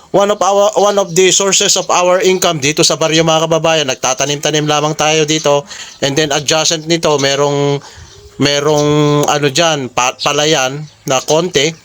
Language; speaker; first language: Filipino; non-native, local second language; Iloko